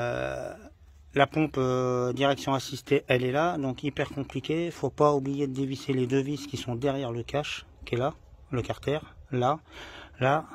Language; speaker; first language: French; native; French